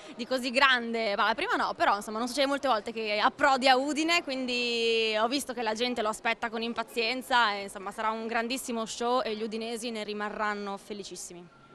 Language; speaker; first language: Italian; native; Italian